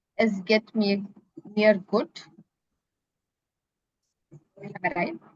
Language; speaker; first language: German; non-native, learner; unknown